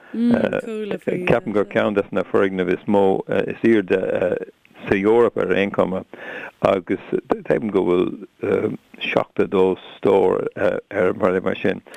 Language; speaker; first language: Irish; non-native, local second language; English